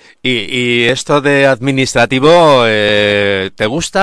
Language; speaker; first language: Spanish; native; Spanish